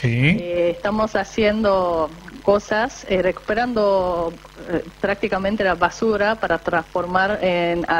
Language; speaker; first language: Spanish; non-native, fluent; Japanese